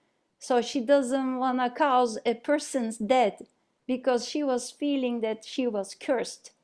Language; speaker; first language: English; non-native, fluent; Turkish